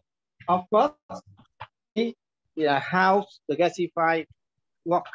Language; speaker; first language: English; non-native, learner; Vietnamese